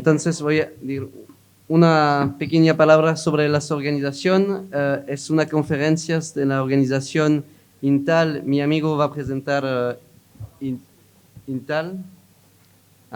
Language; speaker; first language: Spanish; non-native, learner; French